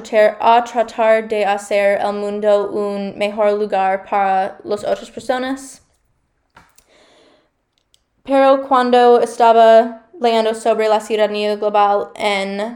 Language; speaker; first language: Spanish; non-native, learner; English